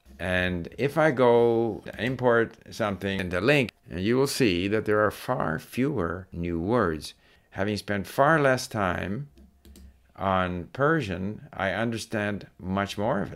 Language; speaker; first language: English; native; English